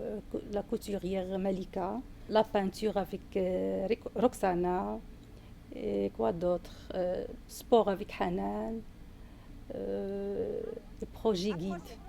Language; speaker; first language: French; non-native, learner; Arabic